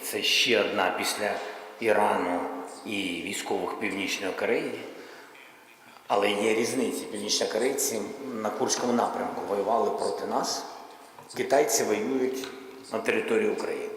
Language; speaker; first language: Ukrainian; non-native, local second language; Russian